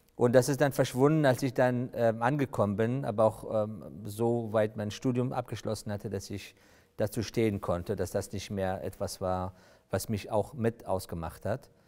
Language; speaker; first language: German; early bilingual, other home language; Persian